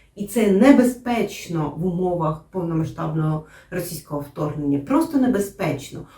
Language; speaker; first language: Ukrainian; non-native, local second language; Russian